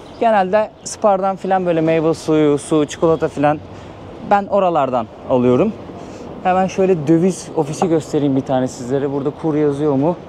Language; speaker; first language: Turkish; native; Turkish